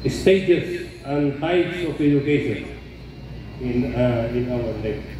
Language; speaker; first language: English; non-native, local second language; Maguindanaon